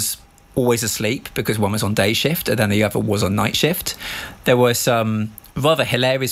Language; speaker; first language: English; native; English